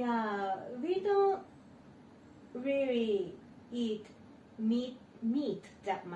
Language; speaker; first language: English; non-native, learner; Japanese